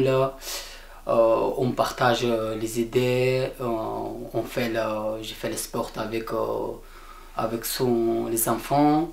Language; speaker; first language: French; non-native, learner; Persian